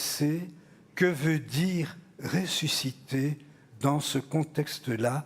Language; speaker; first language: French; native; French